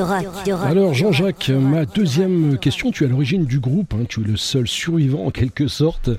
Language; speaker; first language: French; native; French